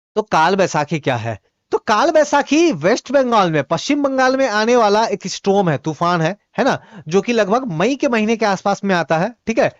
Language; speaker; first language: Hindi; non-native, local second language; Bhojpuri